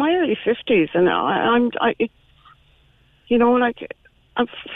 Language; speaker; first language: English; non-native, local second language; Swahili